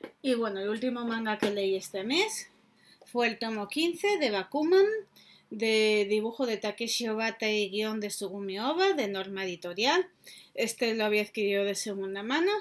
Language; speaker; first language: Spanish; native; Spanish